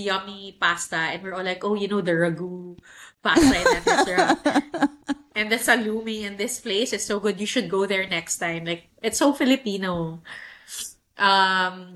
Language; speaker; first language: English; non-native, local second language; Filipino